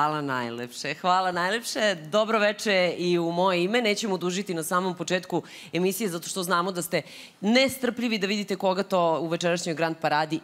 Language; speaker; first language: Serbian; native; Serbian